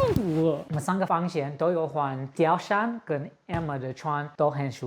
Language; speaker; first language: Chinese; non-native, fluent; English